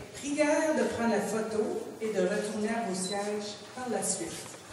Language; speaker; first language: French; native; French